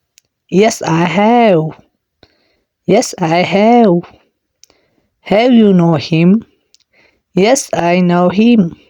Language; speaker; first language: English; non-native, learner; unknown